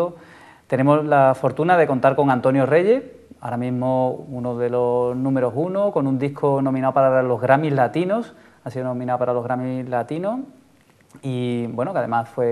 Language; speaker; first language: Spanish; native; Spanish